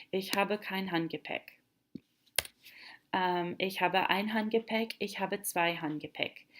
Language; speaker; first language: German; non-native, fluent; English